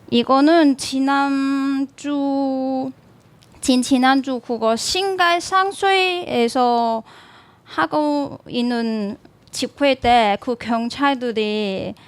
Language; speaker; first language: Korean; non-native, learner; Cantonese